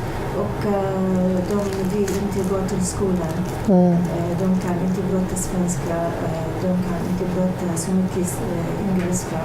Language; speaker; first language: Swedish; non-native, learner; Arabic